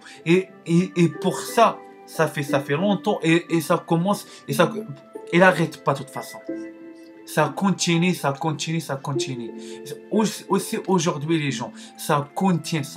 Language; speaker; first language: French; non-native, learner; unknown